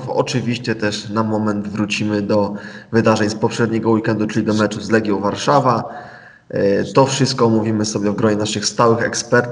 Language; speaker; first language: Polish; native; Polish